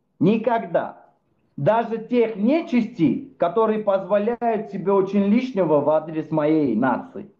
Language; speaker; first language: Russian; non-native, fluent; Armenian